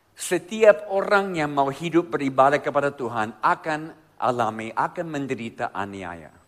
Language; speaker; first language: Indonesian; non-native, fluent; English